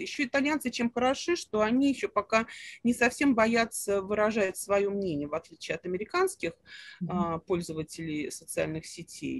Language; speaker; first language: Russian; native; Russian